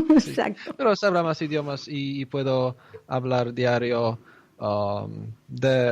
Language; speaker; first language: Spanish; non-native, fluent; Polish